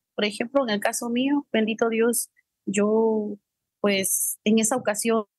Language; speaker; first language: Spanish; native; Spanish